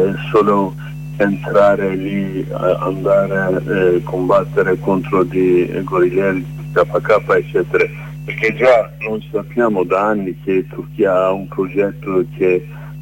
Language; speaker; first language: Italian; non-native, learner; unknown